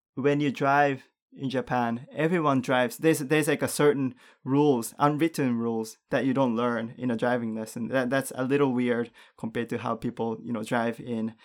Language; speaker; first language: English; non-native, fluent; Japanese